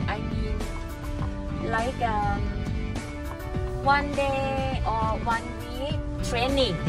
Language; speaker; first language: English; non-native, learner; Thai